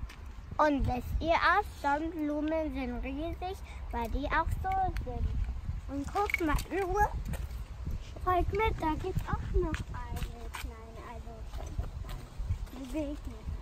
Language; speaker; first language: German; early bilingual, other home language; Indonesian